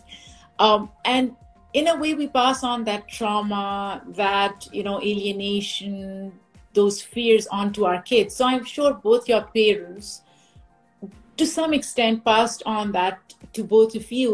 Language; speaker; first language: English; non-native, local second language; Urdu